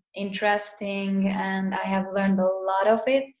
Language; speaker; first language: English; non-native, fluent; Hungarian